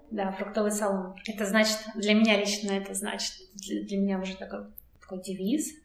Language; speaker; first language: Russian; native; Russian